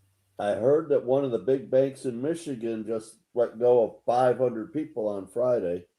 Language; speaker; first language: English; native; English